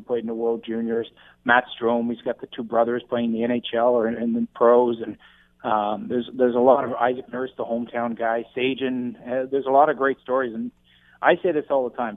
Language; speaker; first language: English; native; English